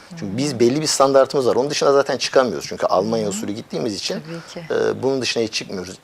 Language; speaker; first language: Turkish; early bilingual, heritage; Turkish